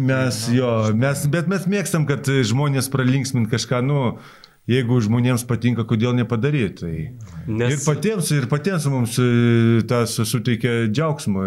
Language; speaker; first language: Lithuanian; non-native, local second language; Polish